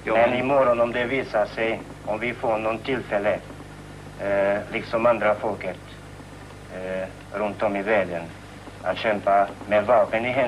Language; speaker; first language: Swedish; non-native, learner; Croatian